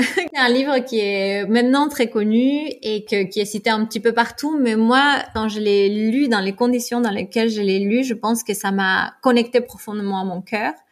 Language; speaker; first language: French; non-native, fluent; Spanish